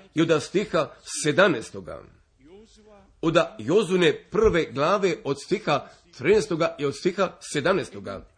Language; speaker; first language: Serbian; early bilingual, heritage; Serbian